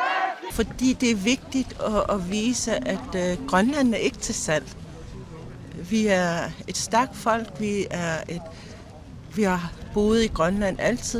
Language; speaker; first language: Danish; non-native, local second language; Kalaallisut